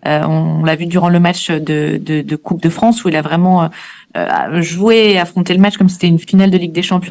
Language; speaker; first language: French; native; French